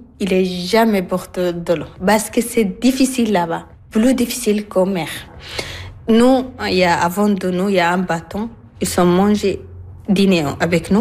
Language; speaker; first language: French; non-native, learner; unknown